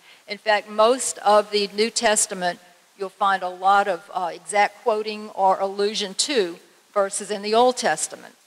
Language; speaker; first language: English; native; English